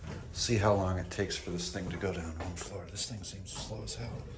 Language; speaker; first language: English; native; English